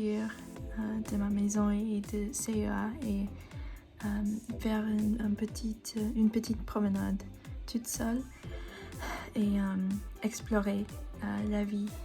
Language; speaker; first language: French; non-native, learner; English